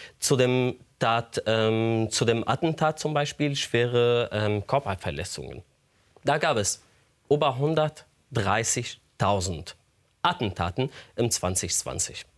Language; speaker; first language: German; non-native, fluent; Arabic